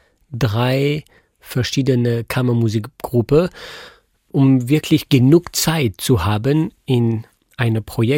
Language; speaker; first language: German; non-native, fluent; French